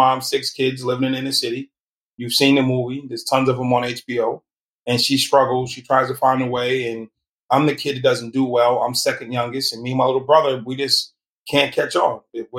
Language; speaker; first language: English; native; English